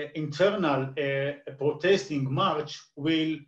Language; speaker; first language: English; non-native, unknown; Hebrew